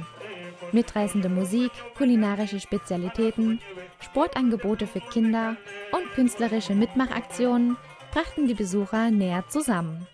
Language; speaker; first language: German; native; German